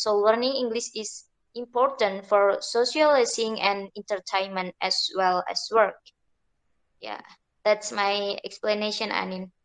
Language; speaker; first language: English; non-native, learner; Indonesian